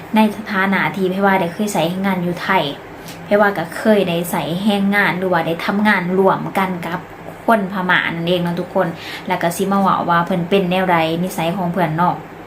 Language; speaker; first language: Thai; native; Thai